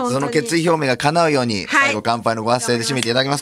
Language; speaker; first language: Japanese; native; Japanese